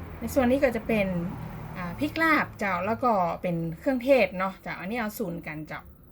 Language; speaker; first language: Thai; native; Thai